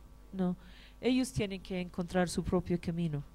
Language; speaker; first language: Spanish; non-native, fluent; English